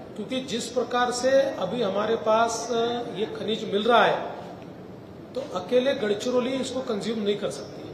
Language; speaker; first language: Hindi; non-native, local second language; Marathi